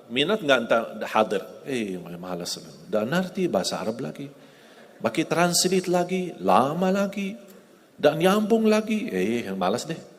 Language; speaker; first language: Indonesian; non-native, fluent; Arabic